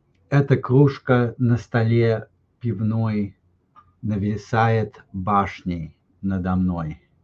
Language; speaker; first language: Russian; early bilingual, heritage; Russian